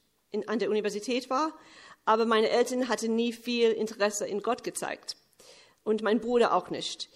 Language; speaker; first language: German; early bilingual, heritage; English